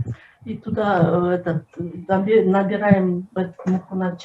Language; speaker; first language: Russian; non-native, local second language; Kyrgyz